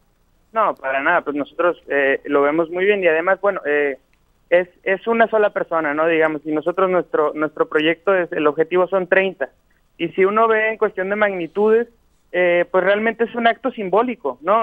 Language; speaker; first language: Spanish; native; Spanish